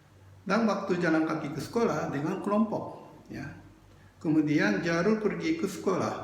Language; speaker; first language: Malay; non-native, fluent; Japanese